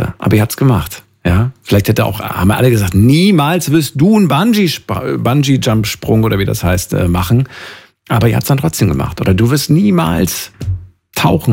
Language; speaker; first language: German; native; German